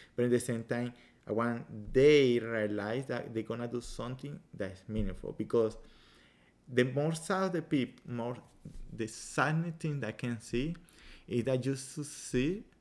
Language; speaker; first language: English; non-native, fluent; Spanish